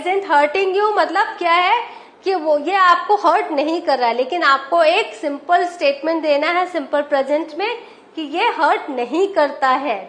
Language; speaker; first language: Hindi; native; Hindi